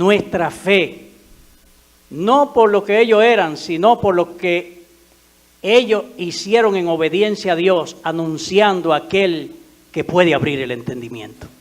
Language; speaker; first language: Spanish; native; Spanish